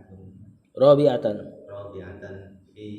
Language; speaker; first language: Arabic; non-native, learner; Indonesian